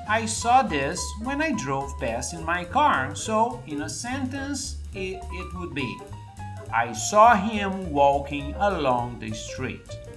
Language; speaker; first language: English; non-native, fluent; Portuguese